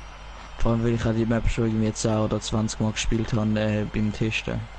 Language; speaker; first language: German; native; German